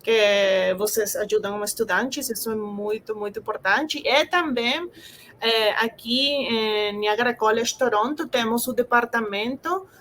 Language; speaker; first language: Portuguese; non-native, fluent; Spanish